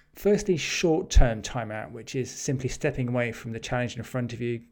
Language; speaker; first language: English; native; English